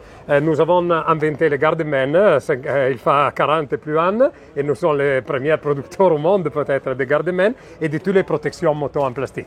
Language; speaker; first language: French; non-native, fluent; Italian